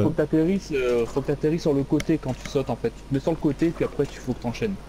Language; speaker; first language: French; native; French